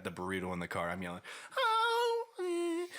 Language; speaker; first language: English; native; English